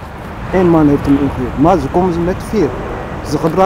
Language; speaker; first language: Dutch; non-native, learner; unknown